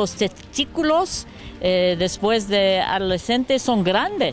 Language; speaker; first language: Spanish; non-native, learner; English